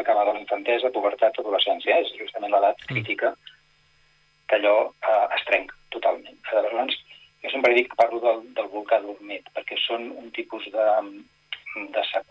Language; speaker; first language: Catalan; native; Catalan